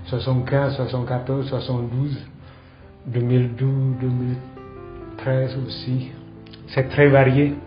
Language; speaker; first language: French; non-native, fluent; Indonesian